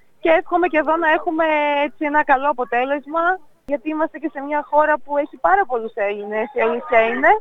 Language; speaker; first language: Greek; native; Greek